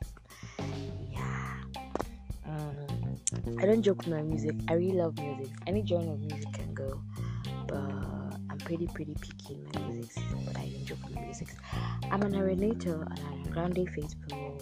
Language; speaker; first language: English; non-native, local second language; Igbo